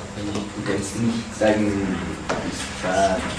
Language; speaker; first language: German; non-native, learner; French